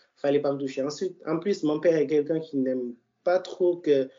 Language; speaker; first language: French; non-native, local second language; Wolof